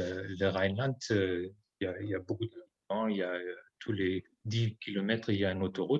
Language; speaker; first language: French; non-native, fluent; German